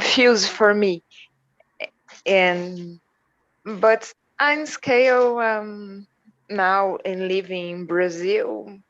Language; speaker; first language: English; non-native, learner; Portuguese